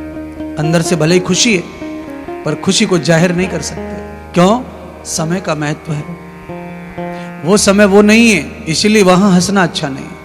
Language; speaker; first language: Hindi; native; Hindi